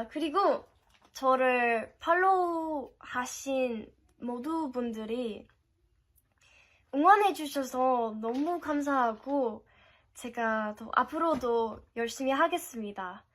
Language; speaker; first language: Korean; non-native, fluent; English